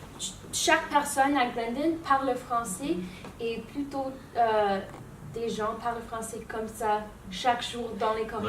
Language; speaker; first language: French; non-native, learner; English